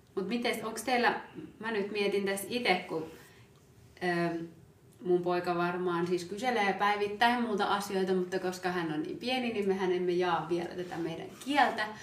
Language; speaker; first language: Finnish; early bilingual, other home language; Amharic